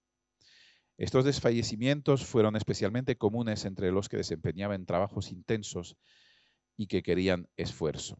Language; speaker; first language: Spanish; non-native, fluent; French